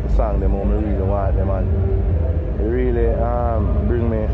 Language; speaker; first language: English; non-native, local second language; Jamaican Creole English